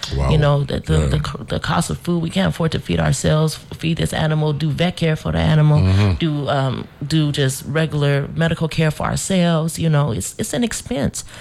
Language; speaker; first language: English; native; English